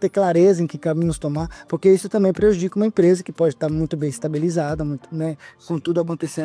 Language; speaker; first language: Portuguese; native; Portuguese